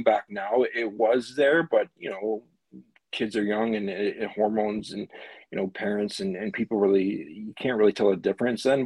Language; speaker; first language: English; native; English